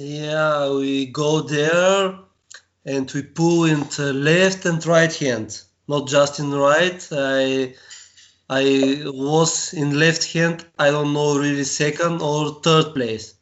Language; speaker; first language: English; non-native, learner; Bulgarian